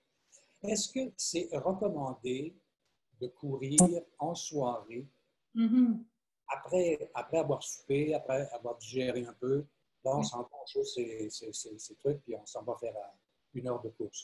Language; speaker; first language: French; native; French